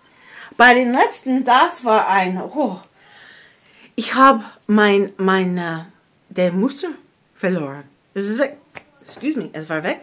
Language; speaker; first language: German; non-native, fluent; English